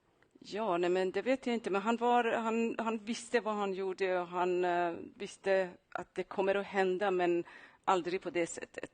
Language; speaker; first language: Swedish; non-native, fluent; Persian